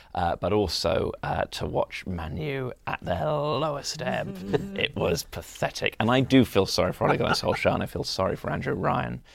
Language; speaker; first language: English; native; English